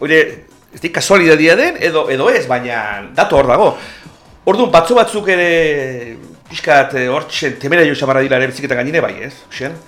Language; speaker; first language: Basque; native; Basque